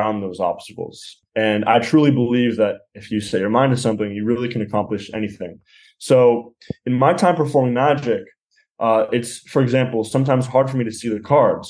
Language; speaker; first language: English; native; English